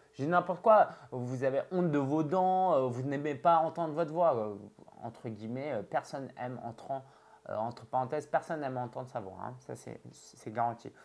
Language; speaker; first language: French; early bilingual, other home language; Chinese